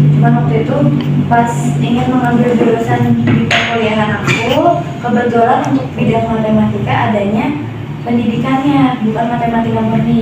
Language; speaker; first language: Indonesian; native; Indonesian